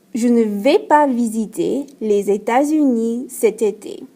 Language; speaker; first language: French; non-native, fluent; English